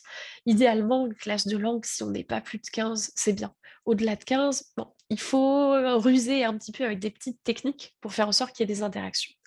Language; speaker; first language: French; native; French